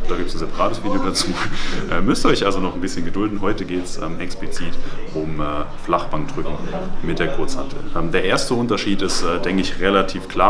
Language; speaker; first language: German; native; German